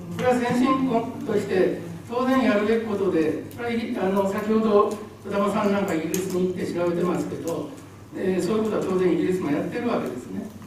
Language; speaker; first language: Japanese; native; Japanese